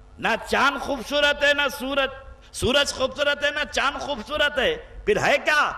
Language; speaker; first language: Urdu; native; Urdu